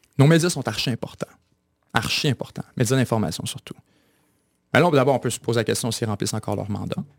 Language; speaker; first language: French; native; French